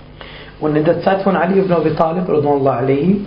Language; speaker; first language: German; non-native, fluent; Arabic